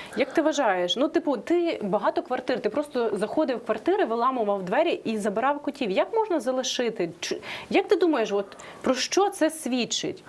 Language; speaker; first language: Ukrainian; native; Ukrainian